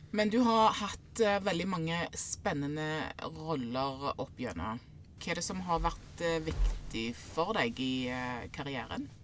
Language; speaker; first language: Norwegian; native; Norwegian